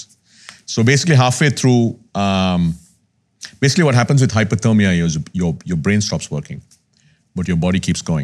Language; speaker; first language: English; non-native, local second language; Tamil